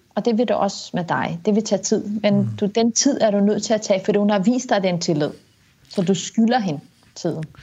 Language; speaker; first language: Danish; early bilingual, other home language; Kurdish